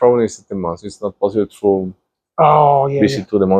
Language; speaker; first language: English; non-native, learner; Spanish